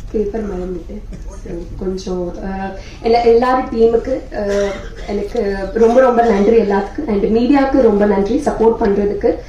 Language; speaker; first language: Tamil; non-native, learner; Telugu